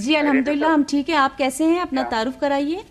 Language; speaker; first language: Urdu; native; Urdu